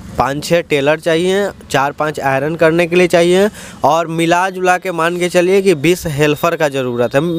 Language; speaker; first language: Hindi; native; Hindi